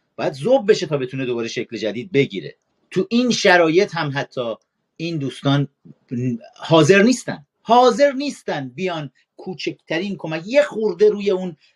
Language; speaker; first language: Persian; native; Persian